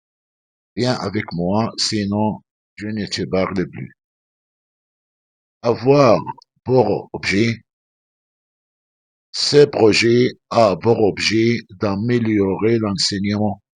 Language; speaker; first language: French; non-native, fluent; Arabic